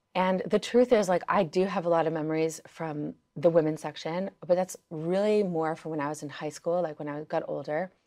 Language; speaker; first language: English; early bilingual, other home language; Yiddish